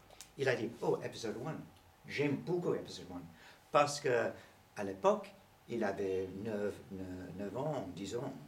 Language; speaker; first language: French; non-native, learner; English